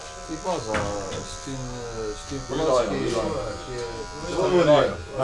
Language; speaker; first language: French; non-native, local second language; Arabic